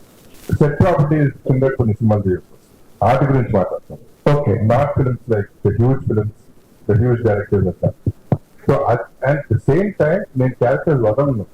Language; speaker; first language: Telugu; native; Telugu